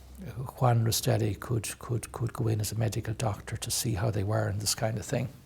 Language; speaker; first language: English; native; English